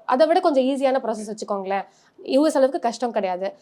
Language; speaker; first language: Tamil; native; Tamil